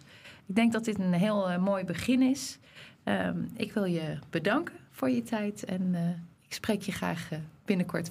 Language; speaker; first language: Dutch; native; Dutch